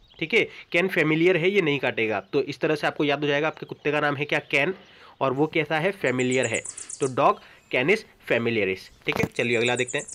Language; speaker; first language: Hindi; native; Hindi